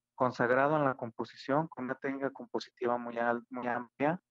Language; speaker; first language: Spanish; native; Spanish